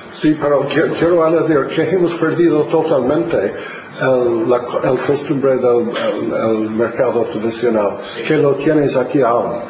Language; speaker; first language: Spanish; non-native, fluent; English